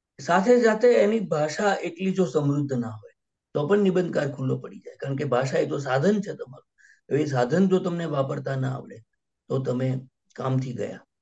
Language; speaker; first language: Gujarati; native; Gujarati